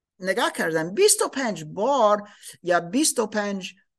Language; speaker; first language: Persian; non-native, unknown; German